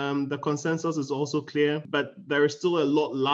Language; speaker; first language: English; non-native, local second language; Akan